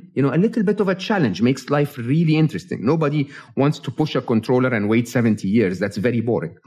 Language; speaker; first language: English; non-native, fluent; Arabic